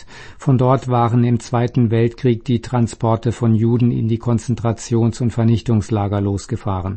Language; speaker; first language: German; native; German